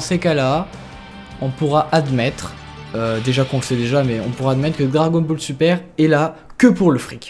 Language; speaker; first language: French; native; French